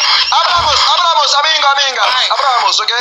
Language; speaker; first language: Spanish; non-native, learner; Haitian Creole